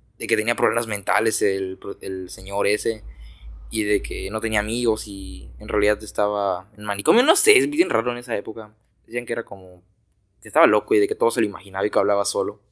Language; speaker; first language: Spanish; native; Spanish